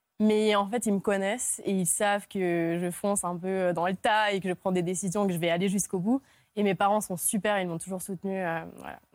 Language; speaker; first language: French; early bilingual, other home language; Hungarian